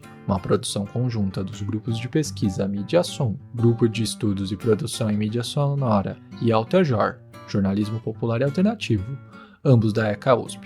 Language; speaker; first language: Portuguese; native; Portuguese